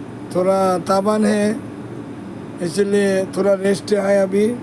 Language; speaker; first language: Hindi; non-native, local second language; Bangla